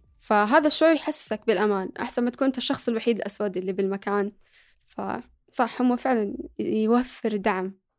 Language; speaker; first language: Arabic; early bilingual, other home language; Somali